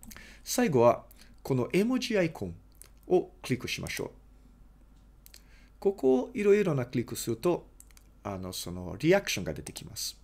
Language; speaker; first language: Japanese; non-native, fluent; Portuguese